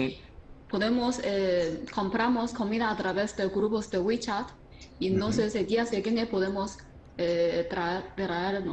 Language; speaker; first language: Spanish; non-native, fluent; Chinese